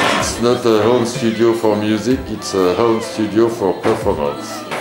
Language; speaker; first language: English; non-native, learner; Bulgarian